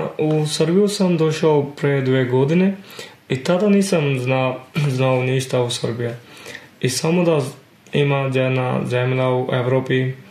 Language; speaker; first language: Serbian; non-native, learner; Punjabi